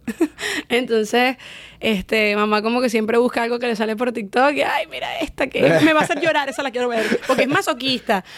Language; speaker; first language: Spanish; native; Spanish